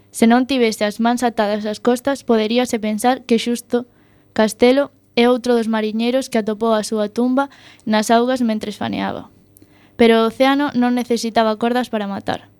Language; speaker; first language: Galician; non-native, local second language; Spanish